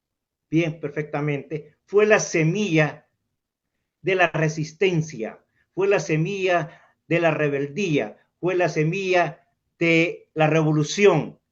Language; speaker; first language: Spanish; native; Spanish